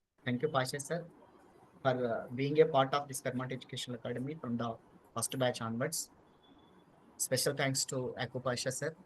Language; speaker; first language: English; non-native, local second language; Telugu